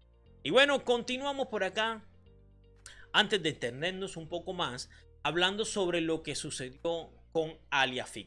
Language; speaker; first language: Spanish; native; Spanish